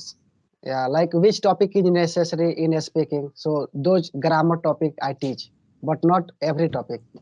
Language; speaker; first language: English; non-native, learner; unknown